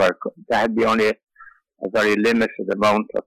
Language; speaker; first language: English; native; English